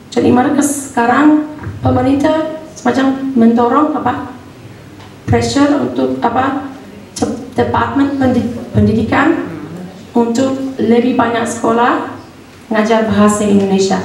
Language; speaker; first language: Indonesian; non-native, fluent; English